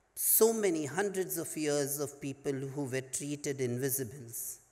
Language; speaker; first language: English; non-native, local second language; Hindi